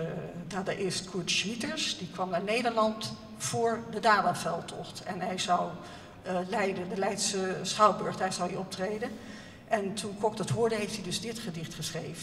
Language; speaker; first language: Dutch; native; Dutch